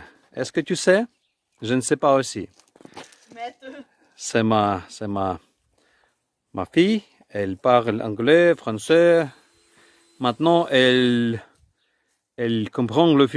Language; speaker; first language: French; non-native, learner; Ukrainian